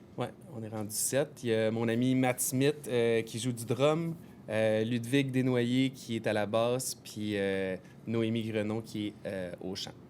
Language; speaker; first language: French; native; French